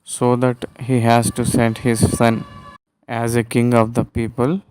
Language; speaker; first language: English; non-native, local second language; Telugu